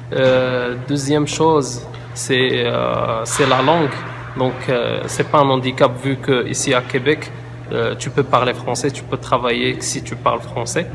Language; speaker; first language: French; non-native, local second language; Arabic